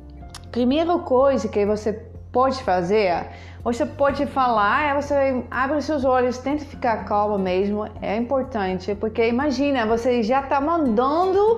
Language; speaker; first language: Portuguese; non-native, fluent; Dutch